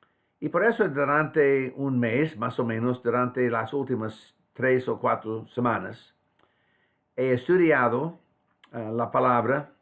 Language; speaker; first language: Spanish; non-native, fluent; English